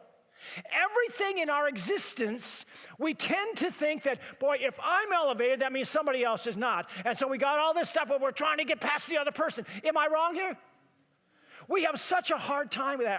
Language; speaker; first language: English; native; English